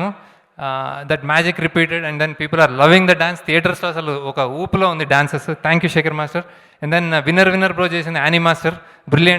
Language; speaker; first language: Telugu; native; Telugu